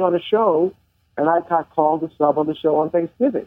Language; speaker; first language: English; native; English